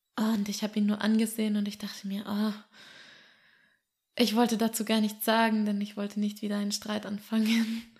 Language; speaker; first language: German; native; German